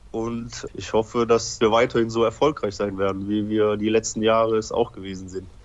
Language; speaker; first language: German; early bilingual, other home language; Polish